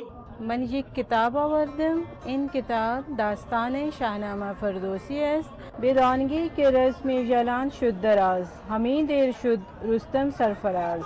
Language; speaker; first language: Persian; non-native, learner; Urdu